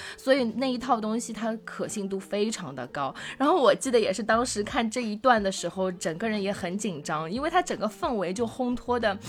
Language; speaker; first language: Chinese; native; Chinese